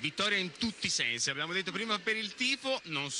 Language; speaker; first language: Italian; native; Italian